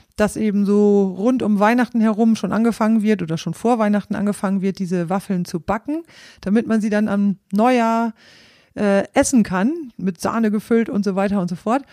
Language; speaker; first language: German; native; German